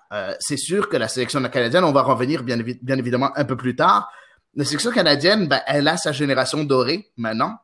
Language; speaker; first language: French; non-native, local second language; Arabic